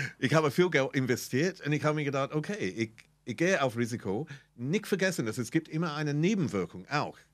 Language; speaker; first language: German; non-native, fluent; English